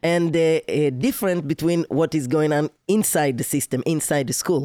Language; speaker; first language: English; non-native, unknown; Hebrew